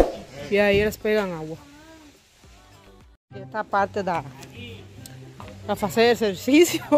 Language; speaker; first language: Portuguese; non-native, fluent; Spanish